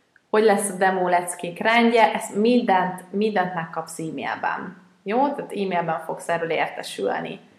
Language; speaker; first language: Hungarian; native; Hungarian